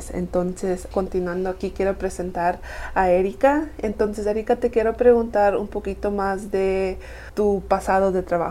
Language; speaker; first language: Spanish; early bilingual, heritage; Spanish